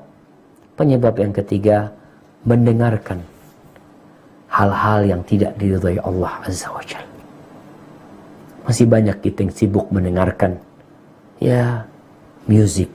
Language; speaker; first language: Indonesian; native; Indonesian